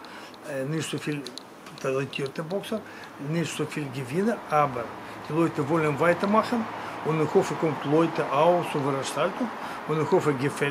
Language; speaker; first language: German; non-native, learner; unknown